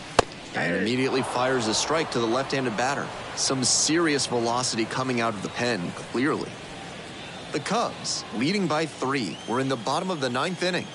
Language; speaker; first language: English; native; English